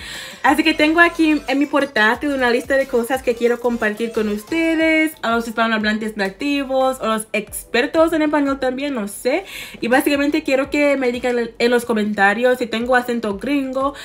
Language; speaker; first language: Spanish; non-native, fluent; English